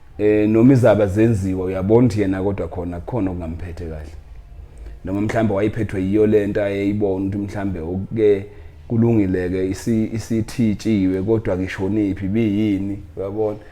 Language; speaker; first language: Zulu; native; Zulu